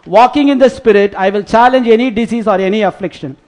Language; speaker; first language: English; non-native, local second language; Tamil